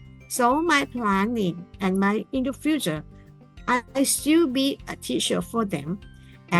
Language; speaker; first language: English; non-native, learner; Thai